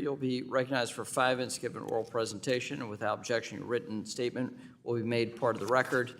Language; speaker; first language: English; native; English